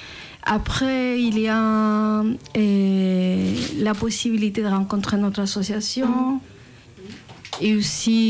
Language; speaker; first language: French; non-native, learner; Spanish